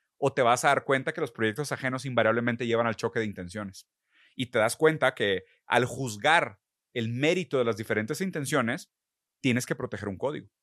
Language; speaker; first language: Spanish; early bilingual, other home language; Portuguese